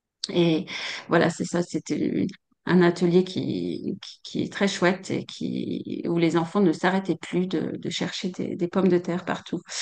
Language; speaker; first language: French; native; French